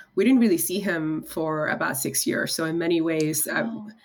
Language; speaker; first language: English; early bilingual, other home language; Spanish